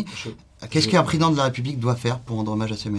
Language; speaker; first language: French; native; French